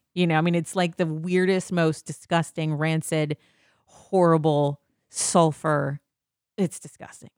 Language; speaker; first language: English; native; English